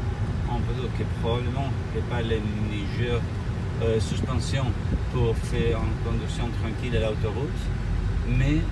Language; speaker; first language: French; non-native, learner; Spanish